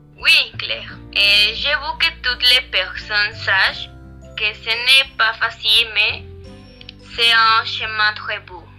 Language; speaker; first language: French; non-native, learner; Spanish